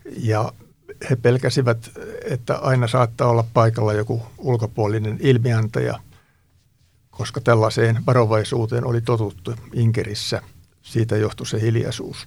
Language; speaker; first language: Finnish; native; Finnish